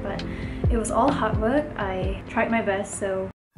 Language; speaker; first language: English; non-native, local second language; Chinese